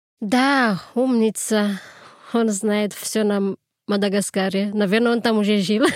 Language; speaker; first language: Russian; non-native, fluent; Malagasy